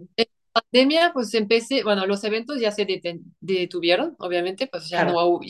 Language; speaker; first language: Spanish; non-native, fluent; French